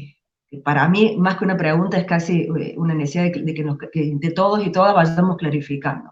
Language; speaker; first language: Spanish; native; Spanish